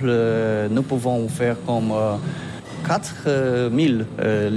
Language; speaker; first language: French; non-native, learner; Polish